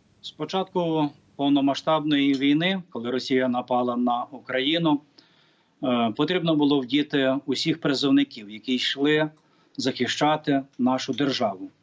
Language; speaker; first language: Ukrainian; native; Ukrainian